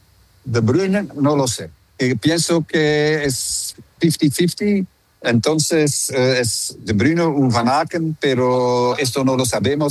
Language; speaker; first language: Spanish; non-native, fluent; Dutch